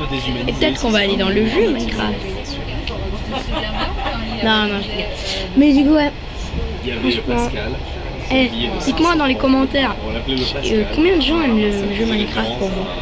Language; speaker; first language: French; native; French